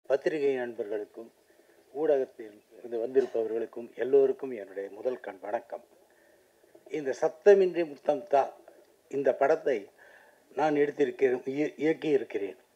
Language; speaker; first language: Tamil; native; Tamil